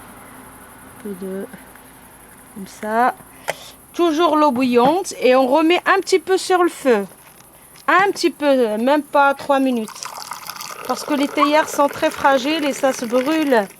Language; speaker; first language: French; non-native, fluent; Arabic